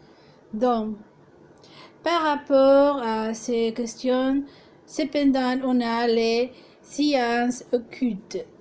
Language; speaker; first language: French; non-native, fluent; Spanish